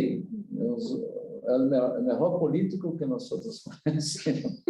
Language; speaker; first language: Spanish; non-native, learner; Portuguese